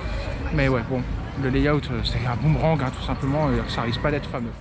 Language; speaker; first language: French; native; French